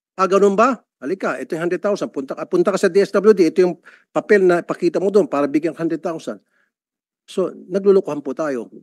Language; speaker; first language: Filipino; native; Filipino